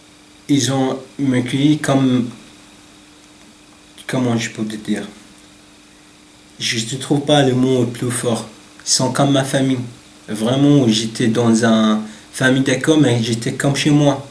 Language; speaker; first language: French; non-native, learner; Arabic